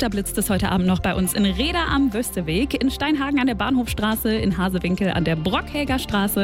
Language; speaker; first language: German; native; German